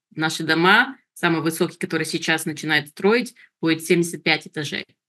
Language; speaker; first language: Russian; early bilingual, heritage; Russian